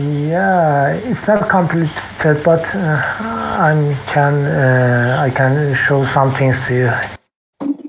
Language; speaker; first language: English; non-native, fluent; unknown